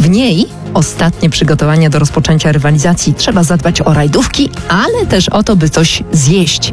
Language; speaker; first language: Polish; native; Polish